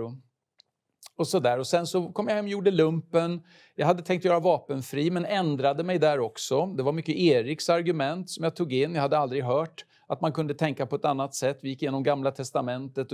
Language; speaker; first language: Swedish; native; Swedish